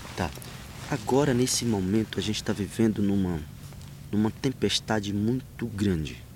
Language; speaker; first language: Portuguese; non-native, local second language; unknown